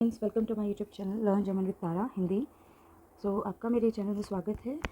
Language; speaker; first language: Hindi; native; Hindi